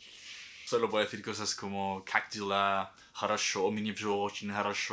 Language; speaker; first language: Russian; non-native, learner; Spanish